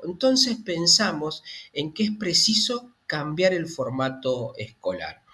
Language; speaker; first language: Spanish; native; Spanish